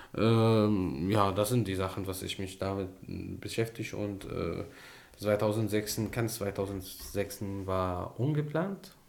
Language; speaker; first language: German; non-native, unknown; Arabic